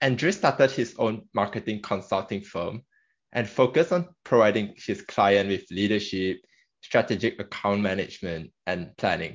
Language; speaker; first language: English; non-native, local second language; Chinese